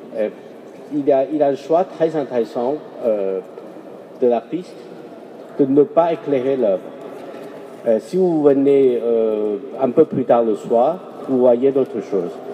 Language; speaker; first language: French; non-native, fluent; Chinese